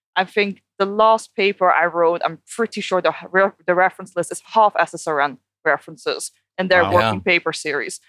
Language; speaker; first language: English; non-native, fluent; Dutch